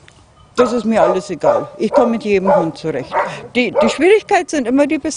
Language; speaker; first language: German; non-native, fluent; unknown